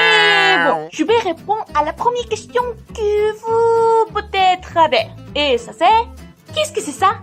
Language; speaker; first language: French; non-native, learner; Spanish